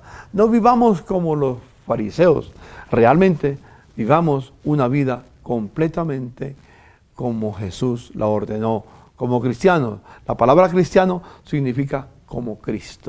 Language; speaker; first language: Spanish; native; Spanish